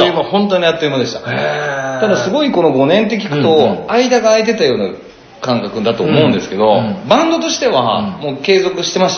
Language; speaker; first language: Japanese; native; Japanese